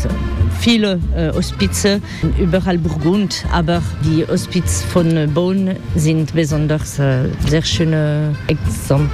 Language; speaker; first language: German; non-native, learner; French